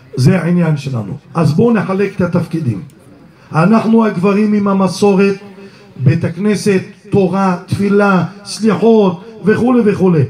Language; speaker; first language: Hebrew; early bilingual, other home language; Arabic